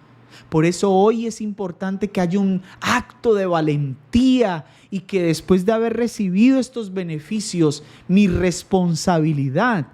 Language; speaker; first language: Spanish; native; Spanish